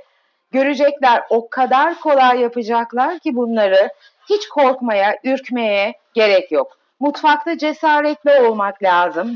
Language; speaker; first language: Turkish; native; Turkish